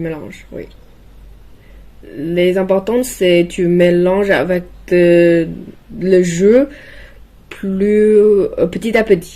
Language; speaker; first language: French; non-native, learner; Chinese